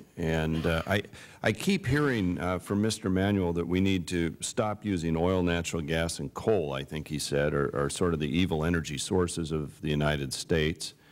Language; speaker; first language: English; native; English